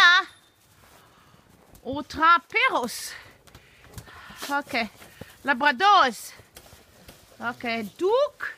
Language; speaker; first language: Spanish; non-native, learner; English